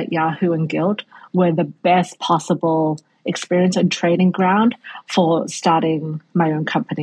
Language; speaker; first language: English; native; English